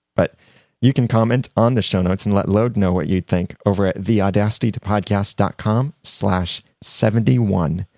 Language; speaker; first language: English; native; English